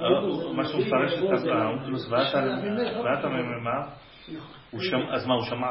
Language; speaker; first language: Hebrew; native; Hebrew